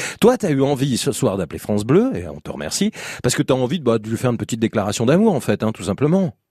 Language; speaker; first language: French; native; French